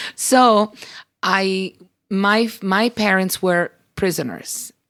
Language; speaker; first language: English; early bilingual, other home language; Spanish